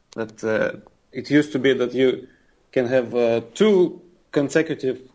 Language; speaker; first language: English; non-native, fluent; Russian